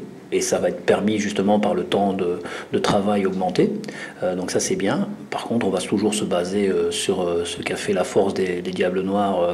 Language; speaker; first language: French; native; French